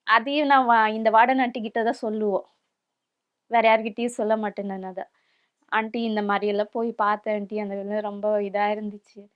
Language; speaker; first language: Tamil; non-native, local second language; Kannada